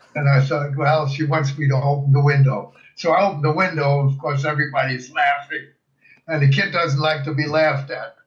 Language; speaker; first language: English; early bilingual, other home language; German